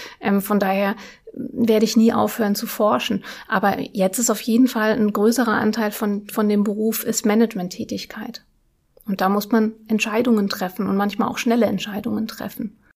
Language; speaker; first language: German; early bilingual, other home language; Russian